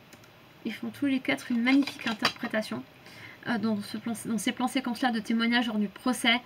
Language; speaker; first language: French; native; French